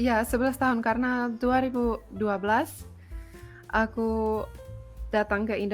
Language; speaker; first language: Indonesian; non-native, fluent; Finnish